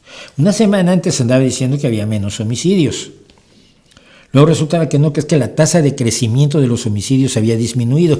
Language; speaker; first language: Spanish; native; Spanish